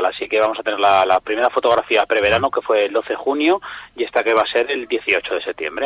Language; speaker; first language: Spanish; native; Spanish